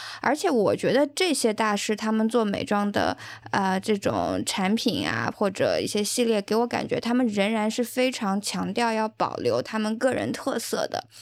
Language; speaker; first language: Chinese; native; Chinese